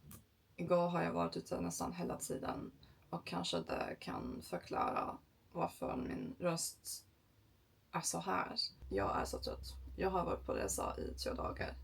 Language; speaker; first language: Swedish; non-native, learner; Turkish